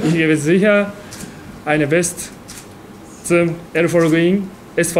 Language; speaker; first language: German; non-native, learner; Japanese